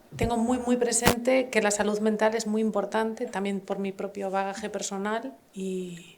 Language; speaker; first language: Spanish; native; Spanish